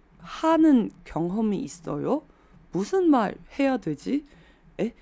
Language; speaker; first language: Korean; non-native, fluent; Chinese